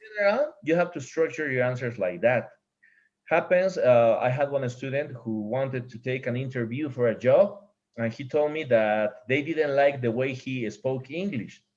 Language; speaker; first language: English; non-native, fluent; Spanish